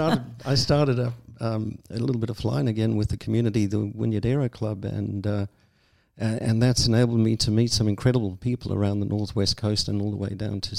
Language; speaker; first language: English; native; English